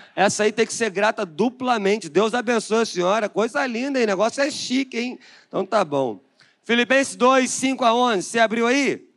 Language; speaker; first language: Portuguese; native; Portuguese